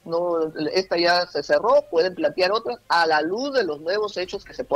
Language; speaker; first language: Spanish; native; Spanish